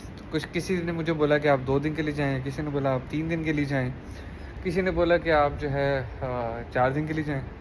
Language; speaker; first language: Hindi; native; Hindi